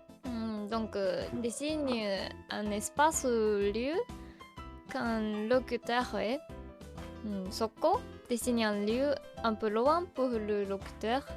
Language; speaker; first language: French; non-native, learner; Japanese